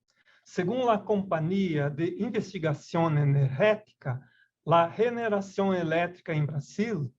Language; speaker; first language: Spanish; non-native, learner; Portuguese